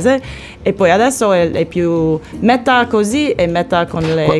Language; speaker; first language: Italian; non-native, learner; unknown